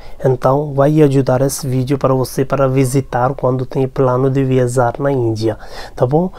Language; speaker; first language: Portuguese; non-native, learner; Hindi